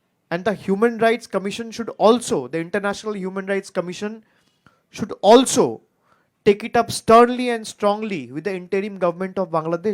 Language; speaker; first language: English; non-native, local second language; Bangla